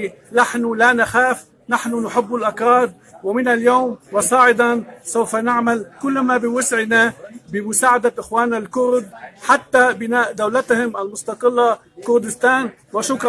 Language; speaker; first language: Arabic; non-native, fluent; Hebrew